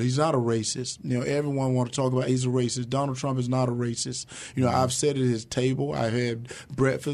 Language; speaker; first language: English; native; English